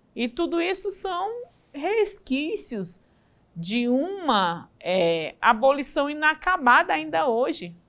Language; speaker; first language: Portuguese; native; Portuguese